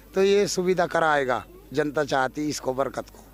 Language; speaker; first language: Hindi; native; Hindi